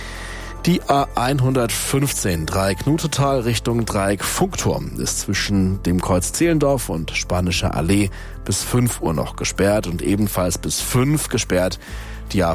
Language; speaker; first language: German; native; German